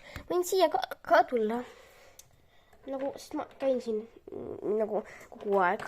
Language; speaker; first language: Estonian; non-native, local second language; Russian